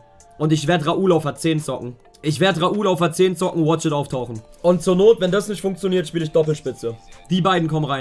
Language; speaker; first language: German; native; German